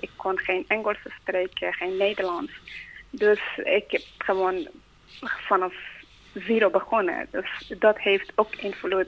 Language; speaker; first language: Dutch; non-native, learner; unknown